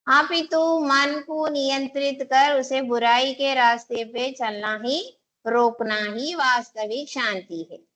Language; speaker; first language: Hindi; non-native, local second language; Telugu